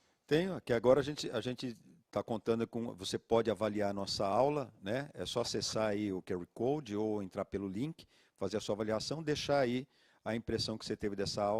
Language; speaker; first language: Portuguese; native; Portuguese